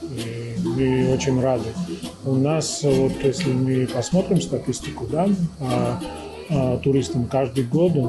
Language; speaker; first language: Russian; non-native, fluent; Georgian